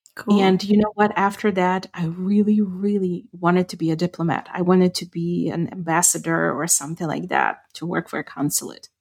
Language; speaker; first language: English; non-native, fluent; Ukrainian